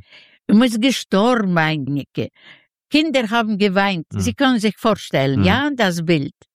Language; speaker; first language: German; non-native, fluent; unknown